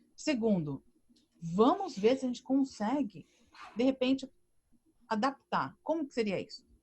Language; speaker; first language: Portuguese; native; Portuguese